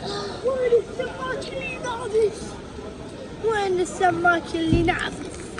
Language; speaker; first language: Arabic; native; Arabic